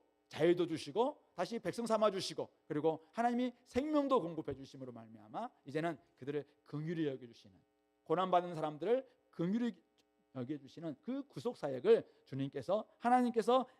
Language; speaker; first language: Korean; native; Korean